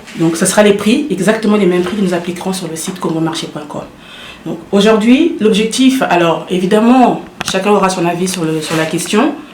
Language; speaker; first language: French; early bilingual, other home language; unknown